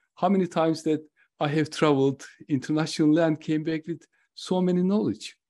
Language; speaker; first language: English; non-native, fluent; Turkish